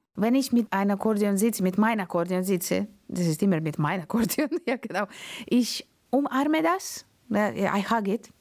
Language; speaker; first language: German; non-native, learner; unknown